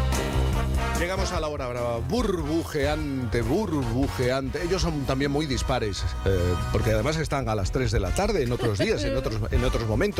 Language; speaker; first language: Spanish; native; Spanish